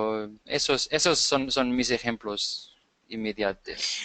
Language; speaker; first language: Spanish; non-native, fluent; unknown